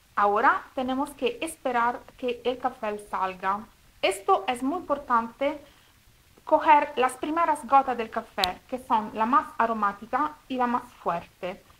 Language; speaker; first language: Spanish; non-native, fluent; Italian